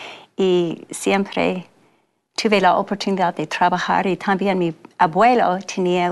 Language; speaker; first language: Spanish; non-native, fluent; English